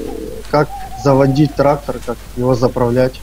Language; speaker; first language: Russian; native; Russian